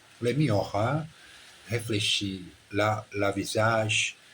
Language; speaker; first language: French; non-native, learner; Portuguese